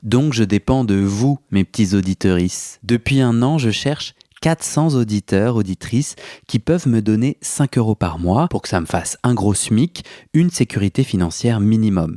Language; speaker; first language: French; native; French